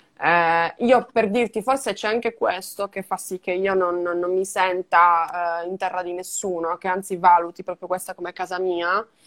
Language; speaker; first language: Italian; native; Italian